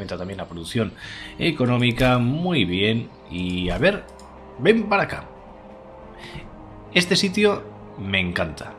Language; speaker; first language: Spanish; native; Spanish